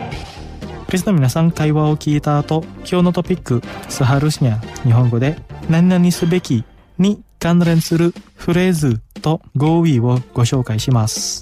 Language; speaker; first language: Japanese; non-native, fluent; Indonesian